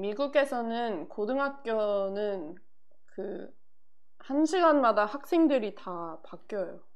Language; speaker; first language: Korean; non-native, fluent; English